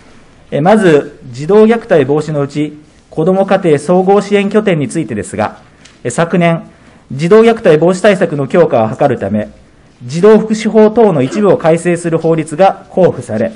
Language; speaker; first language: Japanese; native; Japanese